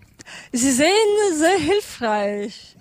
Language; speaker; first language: German; non-native, learner; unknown